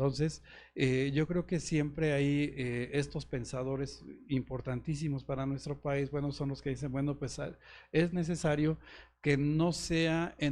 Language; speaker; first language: Spanish; native; Spanish